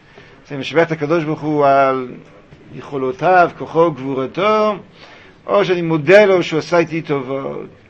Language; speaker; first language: Hebrew; native; Hebrew